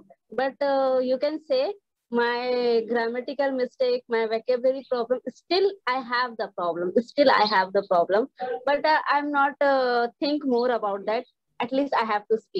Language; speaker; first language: English; non-native, learner; Hindi